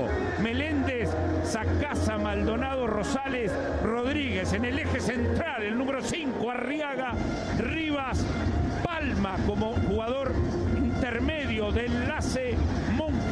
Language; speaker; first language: Spanish; native; Spanish